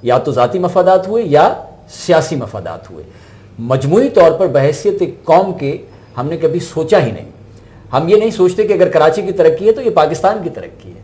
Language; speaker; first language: Urdu; non-native, local second language; Sindhi